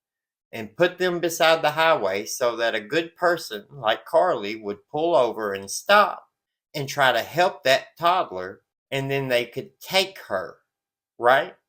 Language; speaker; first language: English; native; English